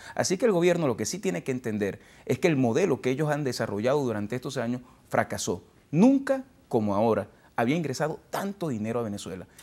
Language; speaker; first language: Spanish; native; Spanish